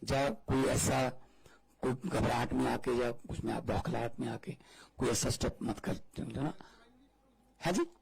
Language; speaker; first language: Hindi; non-native, local second language; Punjabi